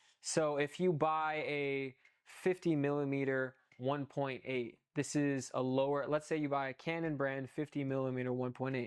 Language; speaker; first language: English; native; English